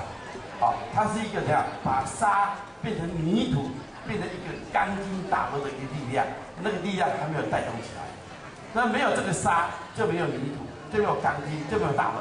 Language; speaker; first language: Chinese; non-native, local second language; Min Nan Chinese